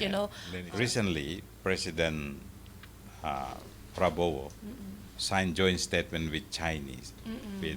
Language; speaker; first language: English; non-native, fluent; Indonesian